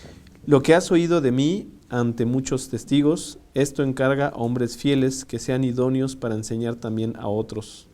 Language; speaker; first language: Spanish; native; Spanish